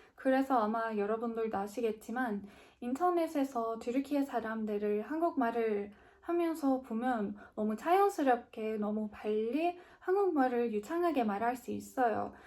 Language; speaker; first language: Korean; non-native, fluent; Turkish